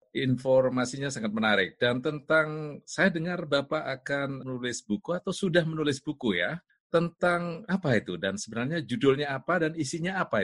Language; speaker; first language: Indonesian; native; Indonesian